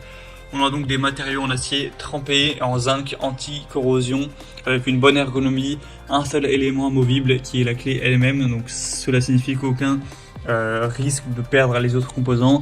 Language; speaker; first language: French; native; French